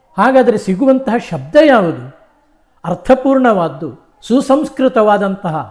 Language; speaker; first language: Kannada; native; Kannada